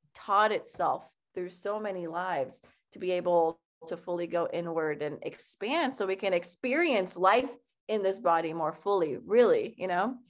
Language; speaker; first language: English; early bilingual, other home language; Persian